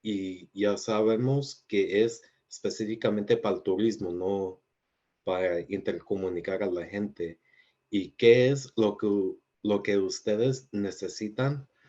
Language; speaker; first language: Spanish; early bilingual, heritage; Spanish